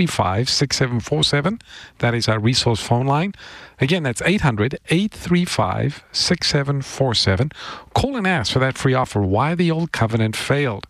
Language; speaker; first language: English; native; English